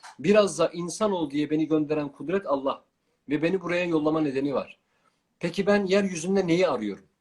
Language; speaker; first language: Turkish; non-native, local second language; Kurdish